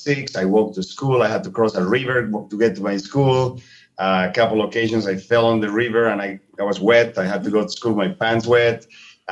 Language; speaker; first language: English; non-native, fluent; Spanish